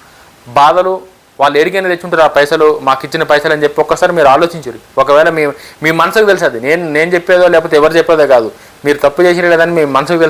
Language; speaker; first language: Telugu; native; Telugu